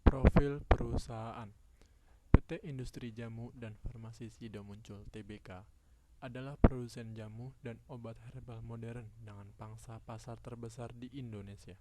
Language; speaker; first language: Indonesian; native; Indonesian